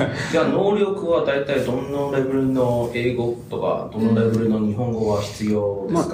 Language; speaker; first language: Japanese; non-native, fluent; Chinese